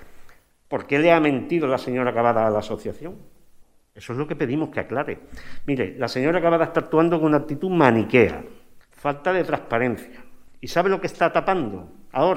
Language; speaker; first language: Spanish; native; Spanish